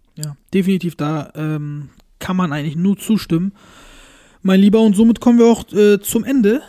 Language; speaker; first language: German; early bilingual, other home language; Turkish